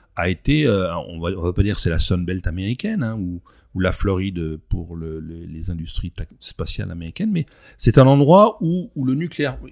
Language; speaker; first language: French; native; French